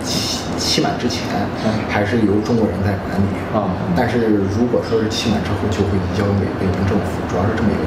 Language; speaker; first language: Chinese; native; Chinese